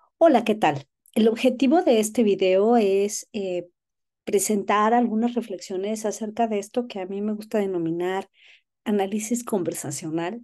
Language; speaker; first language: Spanish; native; Spanish